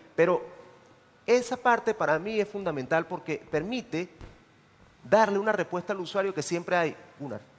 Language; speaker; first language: Spanish; native; Spanish